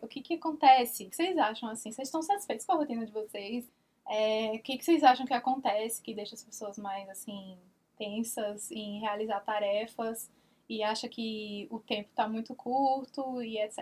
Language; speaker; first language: Portuguese; native; Portuguese